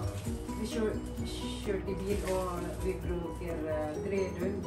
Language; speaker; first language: Norwegian; non-native, fluent; Filipino